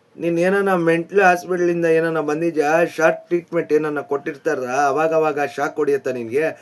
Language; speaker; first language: Kannada; non-native, local second language; Urdu